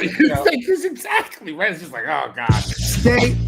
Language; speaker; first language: English; native; English